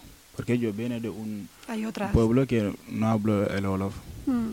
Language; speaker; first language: Spanish; non-native, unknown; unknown